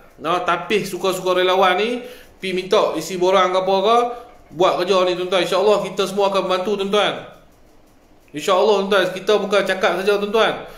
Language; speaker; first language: Malay; native; Malay